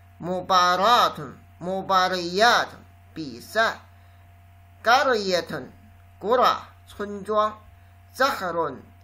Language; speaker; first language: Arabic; non-native, learner; Chinese